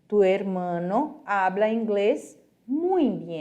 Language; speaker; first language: Spanish; non-native, fluent; Portuguese